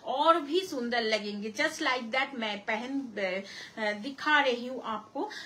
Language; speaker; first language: Hindi; non-native, local second language; Bangla